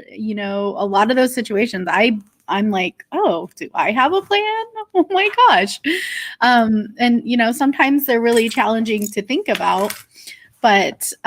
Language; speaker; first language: English; native; English